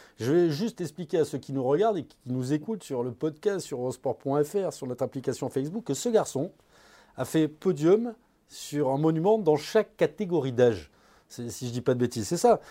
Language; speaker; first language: French; native; French